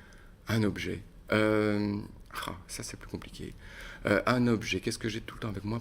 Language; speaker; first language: French; native; French